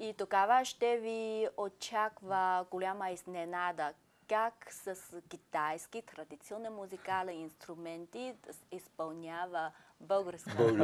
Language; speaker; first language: Bulgarian; non-native, fluent; Chinese